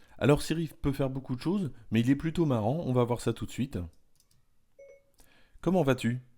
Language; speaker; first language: French; native; French